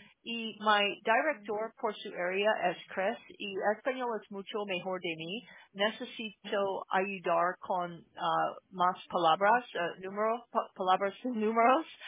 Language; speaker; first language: Spanish; non-native, learner; English